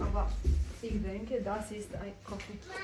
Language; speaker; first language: German; non-native, learner; Romanian